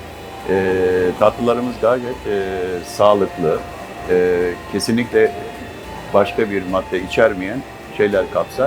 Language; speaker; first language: Turkish; native; Turkish